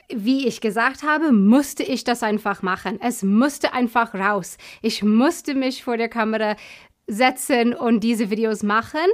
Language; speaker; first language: German; non-native, fluent; English